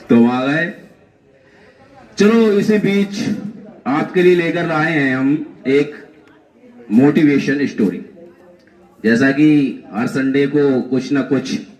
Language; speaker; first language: Hindi; native; Hindi